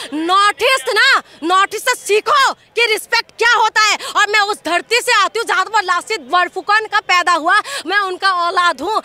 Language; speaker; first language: Hindi; non-native, local second language; Assamese